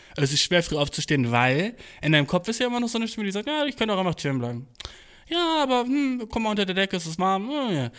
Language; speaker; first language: German; early bilingual, other home language; Turkish